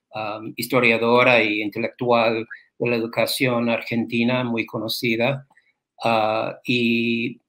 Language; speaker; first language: Spanish; non-native, fluent; English